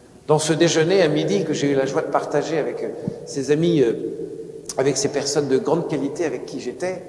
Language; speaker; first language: French; native; French